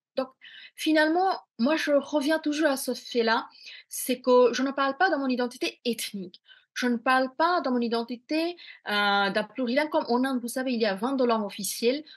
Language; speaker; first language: French; non-native, fluent; Bangla